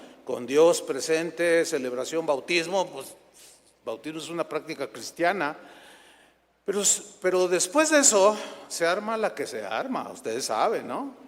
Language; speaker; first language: Spanish; native; Spanish